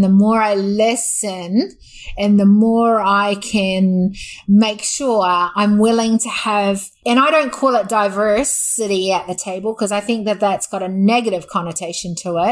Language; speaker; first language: English; native; English